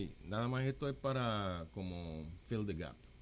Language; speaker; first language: Spanish; non-native, local second language; English